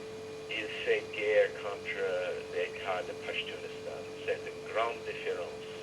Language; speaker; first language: French; non-native, learner; English